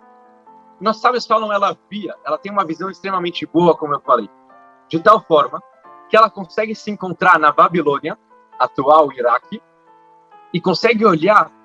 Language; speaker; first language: Portuguese; native; Portuguese